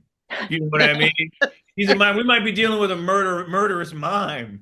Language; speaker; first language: English; native; English